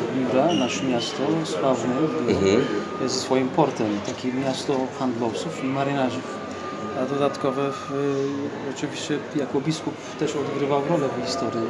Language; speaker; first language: Polish; non-native, fluent; Turkish